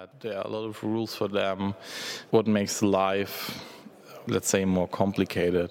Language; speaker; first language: English; non-native, fluent; German